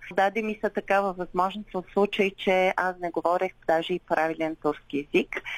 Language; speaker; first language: Bulgarian; non-native, local second language; Turkish